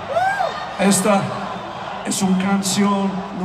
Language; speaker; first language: Spanish; non-native, learner; English